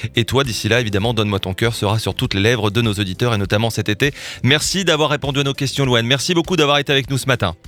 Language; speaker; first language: French; native; French